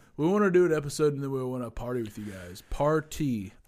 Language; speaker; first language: English; native; English